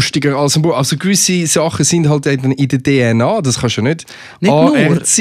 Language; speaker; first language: German; native; German